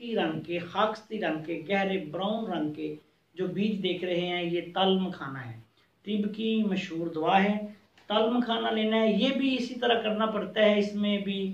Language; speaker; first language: Urdu; non-native, local second language; Punjabi